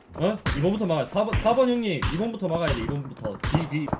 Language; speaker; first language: Korean; native; Korean